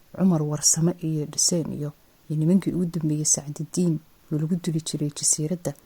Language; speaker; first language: Somali; native; Somali